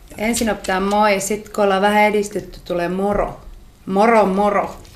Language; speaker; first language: Finnish; native; Finnish